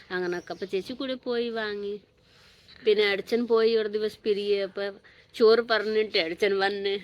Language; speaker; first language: Malayalam; non-native, local second language; Hindi